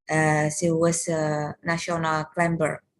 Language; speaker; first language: English; non-native, learner; Indonesian